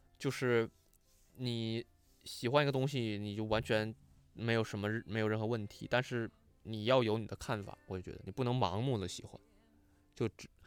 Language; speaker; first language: Chinese; non-native, local second language; Cantonese